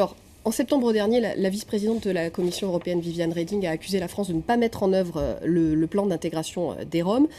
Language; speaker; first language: French; native; French